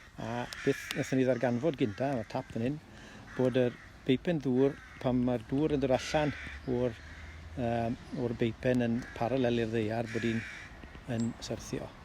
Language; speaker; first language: Welsh; native; Welsh